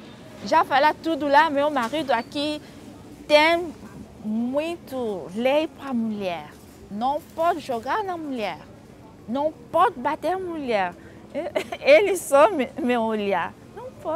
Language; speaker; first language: Portuguese; non-native, learner; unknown